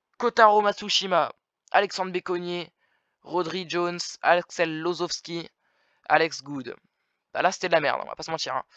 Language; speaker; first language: French; native; French